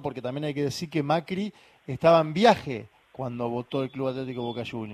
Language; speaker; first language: Spanish; native; Spanish